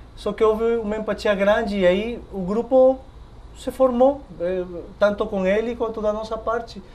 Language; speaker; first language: Portuguese; non-native, fluent; Spanish